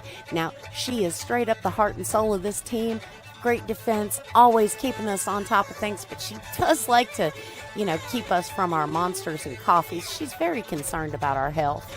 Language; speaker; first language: English; native; English